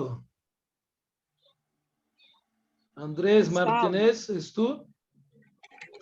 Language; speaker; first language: Spanish; non-native, learner; Portuguese